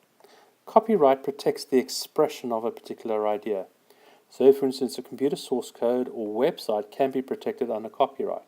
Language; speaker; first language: English; native; English